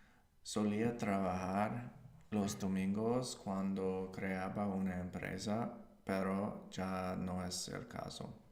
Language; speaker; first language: Spanish; non-native, learner; English